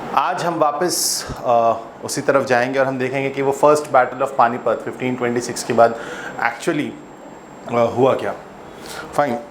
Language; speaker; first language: Hindi; native; Hindi